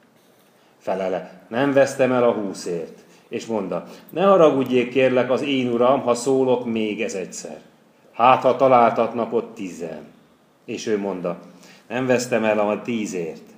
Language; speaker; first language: Hungarian; native; Hungarian